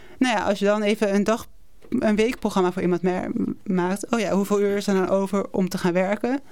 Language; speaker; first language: Dutch; native; Dutch